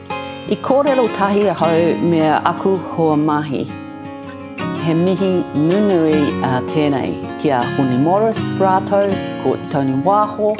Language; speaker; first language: Māori; non-native, learner; English